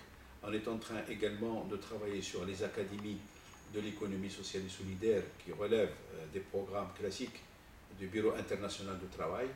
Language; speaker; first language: French; non-native, local second language; Arabic